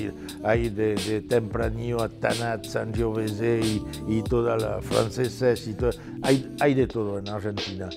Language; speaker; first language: Spanish; non-native, fluent; French